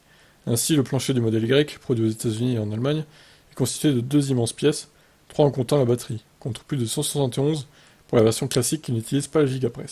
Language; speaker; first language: French; native; French